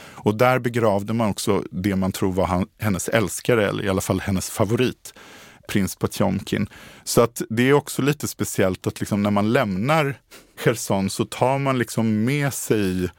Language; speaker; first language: Swedish; native; Swedish